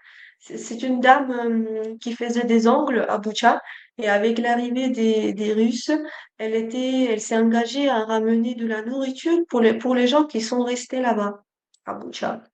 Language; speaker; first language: French; non-native, fluent; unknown